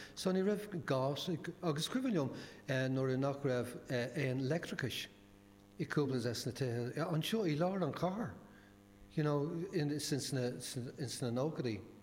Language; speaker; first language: Irish; non-native, local second language; English